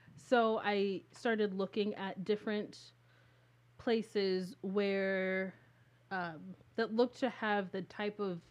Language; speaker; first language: English; native; English